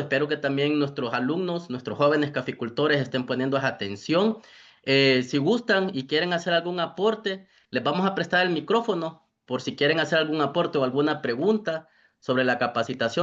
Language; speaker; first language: Spanish; native; Spanish